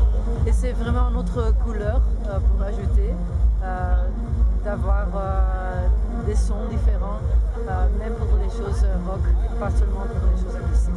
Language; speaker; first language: French; non-native, local second language; Dutch